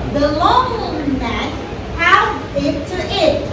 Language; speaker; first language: English; non-native, fluent; Indonesian